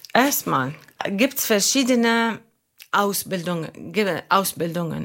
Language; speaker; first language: German; non-native, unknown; Arabic